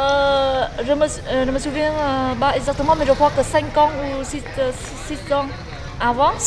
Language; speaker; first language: French; non-native, learner; Vietnamese